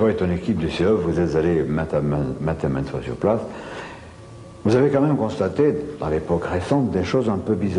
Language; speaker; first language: French; native; French